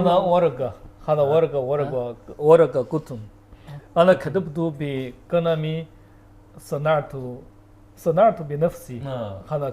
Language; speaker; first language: Arabic; non-native, learner; Chinese